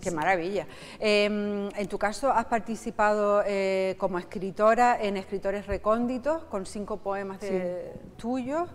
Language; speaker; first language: Spanish; native; Spanish